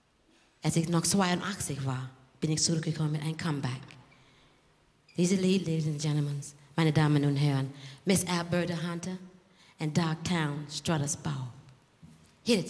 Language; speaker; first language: German; non-native, learner; English